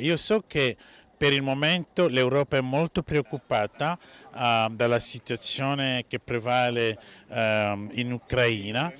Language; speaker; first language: Italian; non-native, fluent; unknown